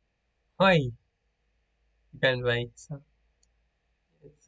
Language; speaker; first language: English; non-native, learner; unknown